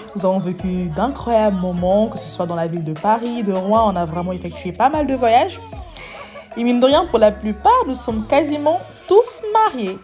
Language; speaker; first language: French; native; French